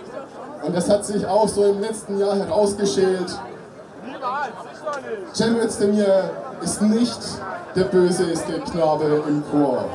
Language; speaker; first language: German; native; German